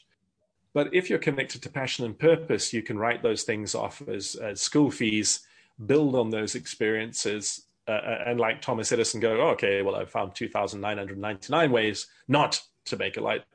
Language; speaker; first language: English; native; English